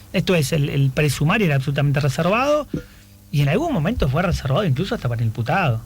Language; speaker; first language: Spanish; native; Spanish